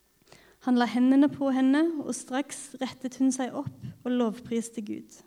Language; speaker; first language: Norwegian; native; Norwegian